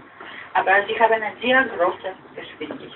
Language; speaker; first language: German; non-native, fluent; Polish